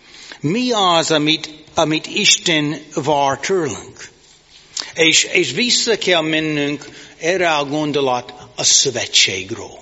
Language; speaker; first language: Hungarian; non-native, fluent; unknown